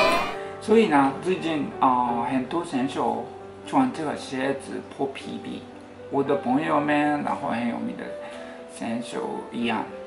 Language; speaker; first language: Chinese; non-native, fluent; Japanese